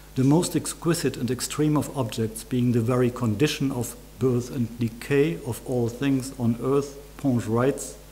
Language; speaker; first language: English; non-native, fluent; German